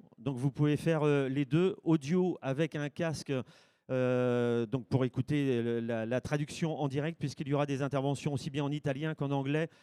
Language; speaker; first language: French; native; French